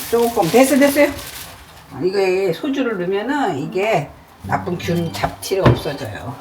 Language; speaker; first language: Korean; native; Korean